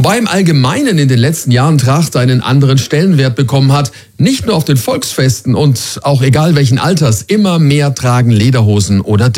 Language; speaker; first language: German; native; German